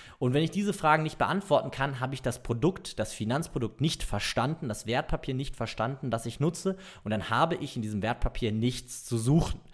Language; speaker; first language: German; native; German